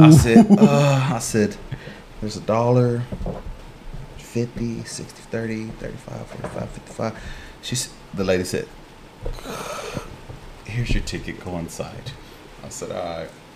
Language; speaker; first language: English; native; English